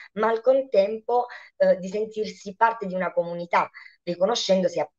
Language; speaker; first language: Italian; native; Italian